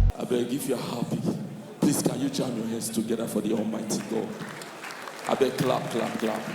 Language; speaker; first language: Nigerian Pidgin; native; Nigerian Pidgin